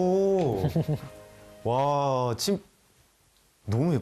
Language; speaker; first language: Korean; native; Korean